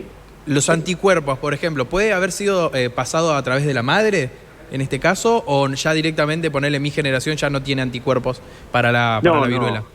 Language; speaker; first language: Spanish; native; Spanish